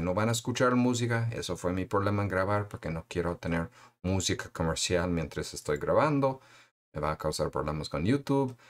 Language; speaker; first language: Spanish; non-native, fluent; English